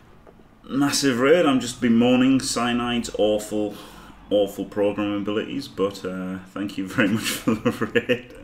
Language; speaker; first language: English; native; English